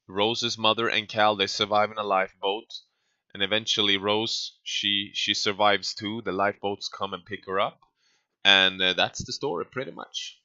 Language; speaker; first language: English; non-native, fluent; Swedish